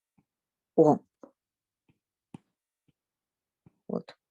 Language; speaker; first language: French; non-native, learner; Japanese